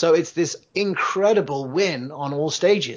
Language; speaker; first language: English; native; English